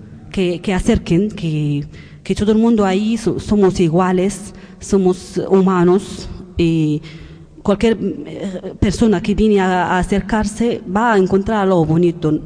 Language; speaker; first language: Spanish; non-native, learner; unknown